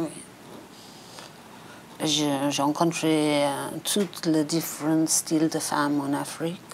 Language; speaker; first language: French; non-native, learner; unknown